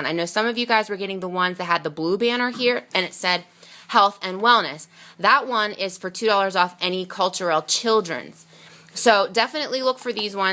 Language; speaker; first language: English; native; English